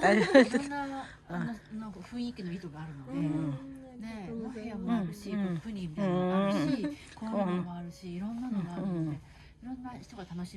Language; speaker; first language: Japanese; native; Japanese